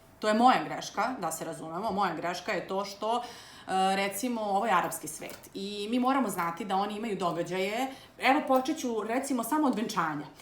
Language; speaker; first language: Serbian; native; Serbian